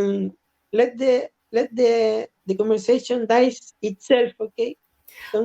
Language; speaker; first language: English; non-native, learner; Spanish